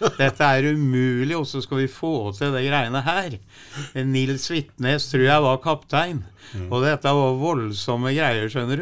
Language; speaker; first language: Norwegian; native; Norwegian